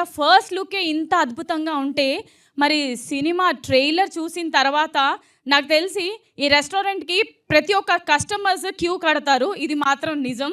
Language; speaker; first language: Telugu; native; Telugu